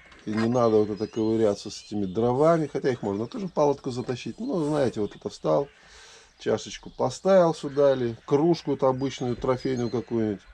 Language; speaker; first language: Russian; native; Russian